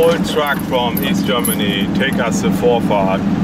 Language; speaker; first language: English; non-native, learner; German